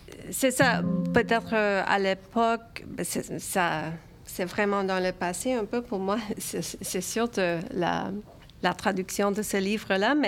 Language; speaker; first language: French; early bilingual, other home language; Romanian